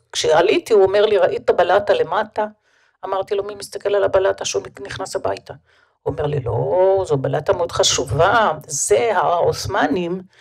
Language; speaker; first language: Hebrew; native; Hebrew